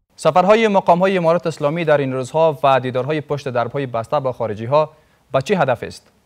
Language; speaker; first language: Persian; native; Persian